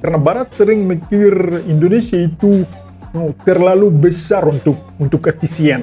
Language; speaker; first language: Indonesian; non-native, fluent; Russian